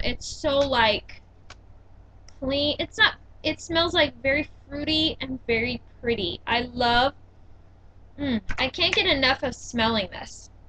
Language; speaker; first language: English; native; English